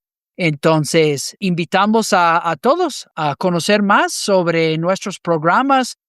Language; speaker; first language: Spanish; non-native, fluent; English